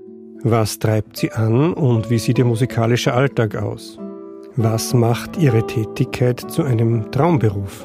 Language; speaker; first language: German; native; German